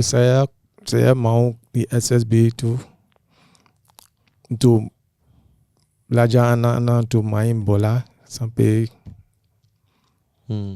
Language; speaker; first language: Indonesian; non-native, fluent; English